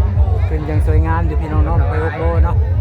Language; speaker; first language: Thai; non-native, local second language; Lao